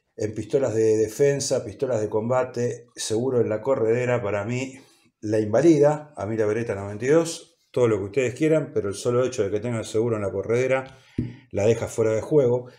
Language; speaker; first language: Spanish; native; Spanish